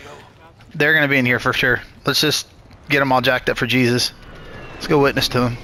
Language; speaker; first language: English; native; English